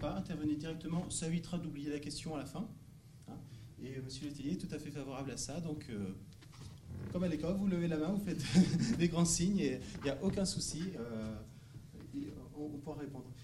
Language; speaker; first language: French; native; French